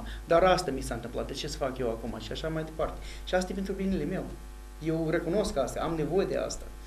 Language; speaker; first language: Romanian; non-native, fluent; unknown